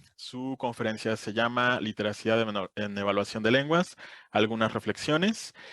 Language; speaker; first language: Spanish; native; Spanish